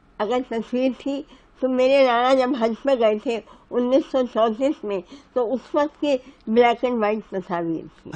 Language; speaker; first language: Urdu; native; Urdu